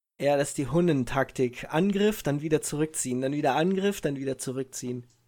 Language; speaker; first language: German; early bilingual, other home language; Italian